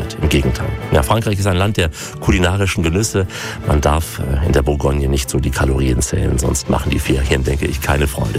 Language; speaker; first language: German; native; German